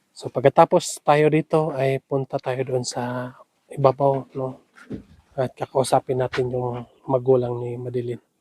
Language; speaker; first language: Filipino; non-native, local second language; Cebuano